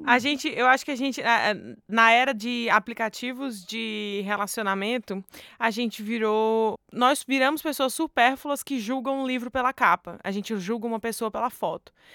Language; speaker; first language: Portuguese; native; Portuguese